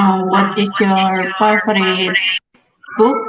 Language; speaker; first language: English; non-native, learner; Indonesian